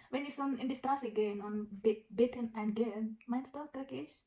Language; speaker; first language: German; non-native, learner; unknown